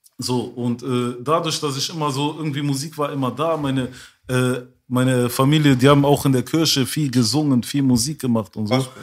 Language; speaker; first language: German; early bilingual, other home language; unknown